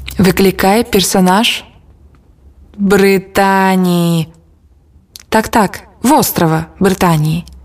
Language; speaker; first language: Belarusian; native; Belarusian